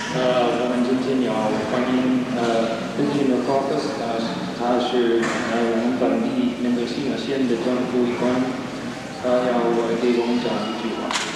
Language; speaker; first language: Chinese; non-native, learner; English